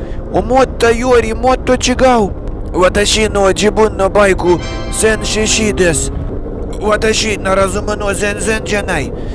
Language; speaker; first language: Japanese; non-native, learner; Russian